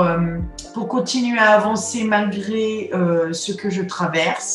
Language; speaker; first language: French; native; French